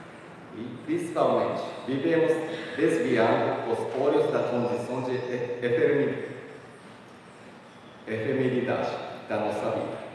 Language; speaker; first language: Portuguese; non-native, fluent; Japanese